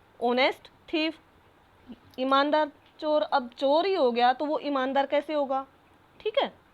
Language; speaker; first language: Hindi; native; Hindi